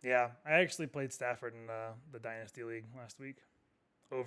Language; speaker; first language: English; native; English